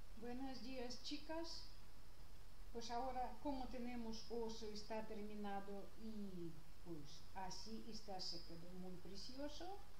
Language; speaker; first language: Spanish; non-native, learner; Russian